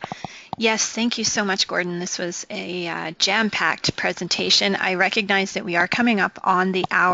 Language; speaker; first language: English; native; English